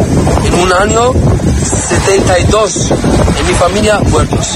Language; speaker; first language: Spanish; non-native, learner; Arabic